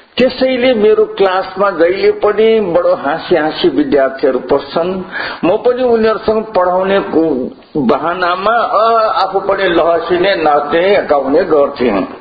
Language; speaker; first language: Nepali; non-native, local second language; Newari